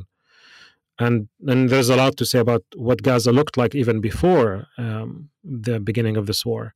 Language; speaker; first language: English; non-native, fluent; Arabic